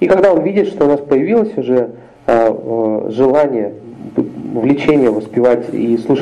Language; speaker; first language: Russian; native; Russian